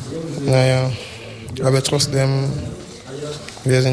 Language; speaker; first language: German; non-native, learner; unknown